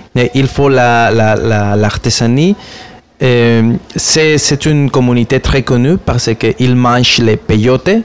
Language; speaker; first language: French; non-native, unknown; Spanish